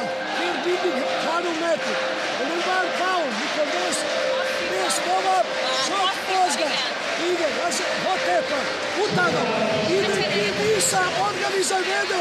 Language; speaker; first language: Hungarian; non-native, learner; Russian